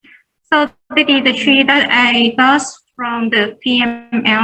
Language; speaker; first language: English; non-native, learner; Vietnamese